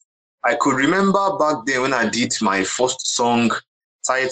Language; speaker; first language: English; non-native, local second language; Igbo